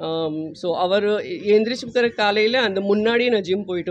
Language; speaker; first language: Tamil; non-native, learner; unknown